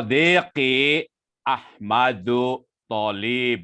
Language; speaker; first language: Arabic; non-native, learner; Indonesian